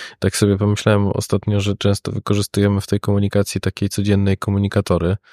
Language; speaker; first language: Polish; native; Polish